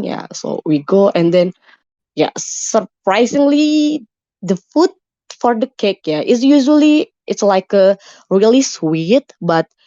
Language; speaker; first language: English; non-native, learner; Indonesian